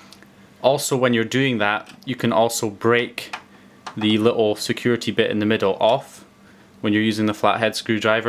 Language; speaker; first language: English; native; English